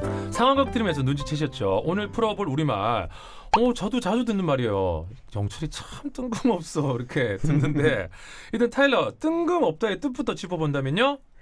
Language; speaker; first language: Korean; native; Korean